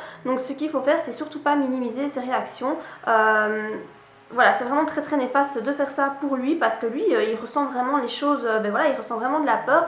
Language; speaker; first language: French; native; French